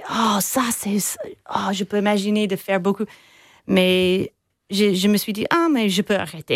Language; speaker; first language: French; non-native, fluent; English